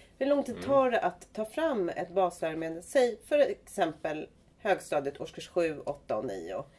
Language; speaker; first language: Swedish; native; Swedish